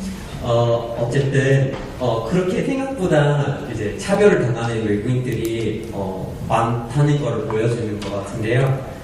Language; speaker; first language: Korean; non-native, fluent; English